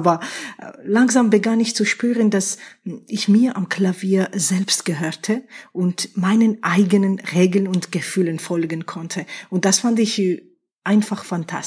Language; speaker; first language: German; non-native, fluent; Georgian